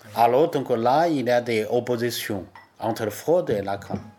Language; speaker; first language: French; non-native, learner; Chinese